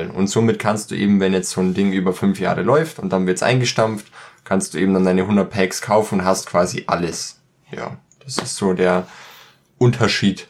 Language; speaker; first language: German; native; German